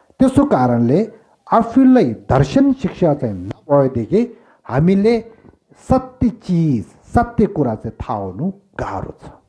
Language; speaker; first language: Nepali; non-native, local second language; Tibetan